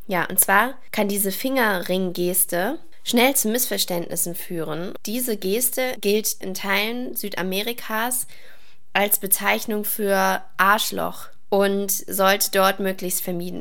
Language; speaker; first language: German; native; German